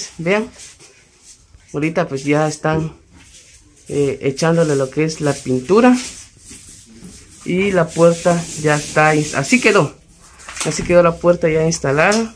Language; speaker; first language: Spanish; native; Spanish